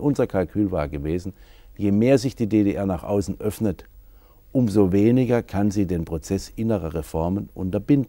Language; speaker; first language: German; native; German